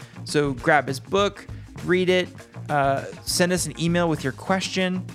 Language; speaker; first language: English; native; English